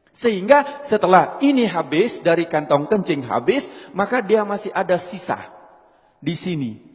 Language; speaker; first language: Indonesian; native; Indonesian